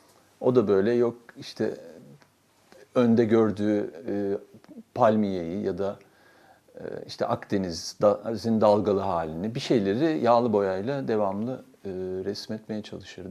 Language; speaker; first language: Turkish; native; Turkish